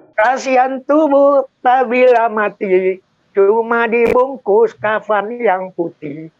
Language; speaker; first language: Indonesian; non-native, local second language; Madurese